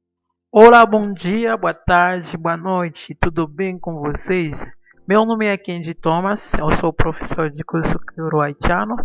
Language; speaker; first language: Portuguese; non-native, fluent; Haitian Creole